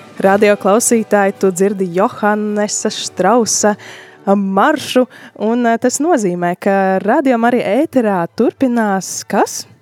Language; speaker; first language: Latvian; native; Latvian